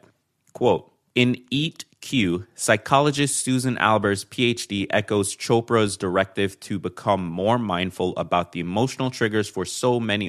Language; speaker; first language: English; native; English